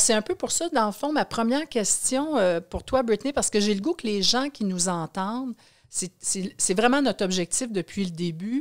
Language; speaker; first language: French; native; French